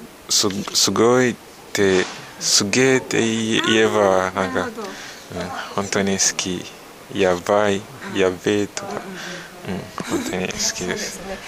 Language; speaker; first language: Japanese; non-native, fluent; Kinyarwanda